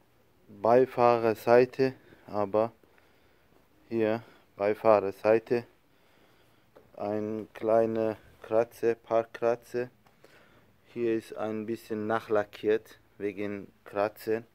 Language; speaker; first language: German; non-native, learner; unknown